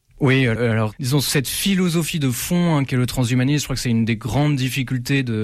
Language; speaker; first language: French; native; French